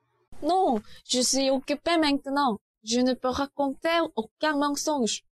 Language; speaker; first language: French; non-native, learner; Korean